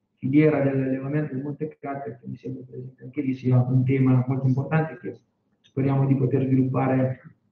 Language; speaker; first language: Italian; native; Italian